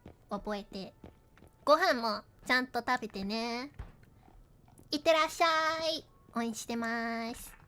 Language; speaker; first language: Japanese; non-native, learner; English